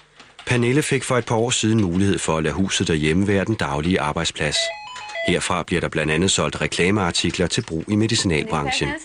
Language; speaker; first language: Danish; native; Danish